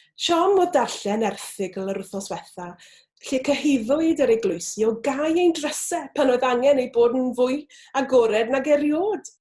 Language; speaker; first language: Welsh; native; Welsh